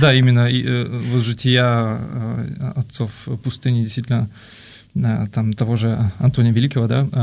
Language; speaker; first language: Russian; native; Russian